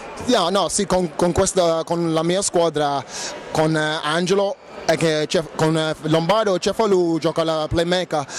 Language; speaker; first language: Italian; non-native, learner; English